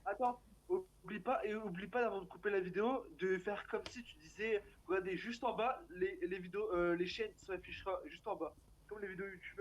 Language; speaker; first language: French; native; French